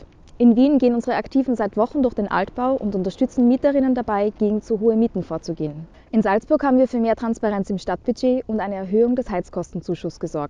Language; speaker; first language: German; native; German